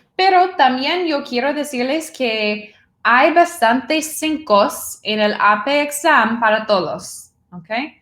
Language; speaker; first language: Spanish; non-native, fluent; English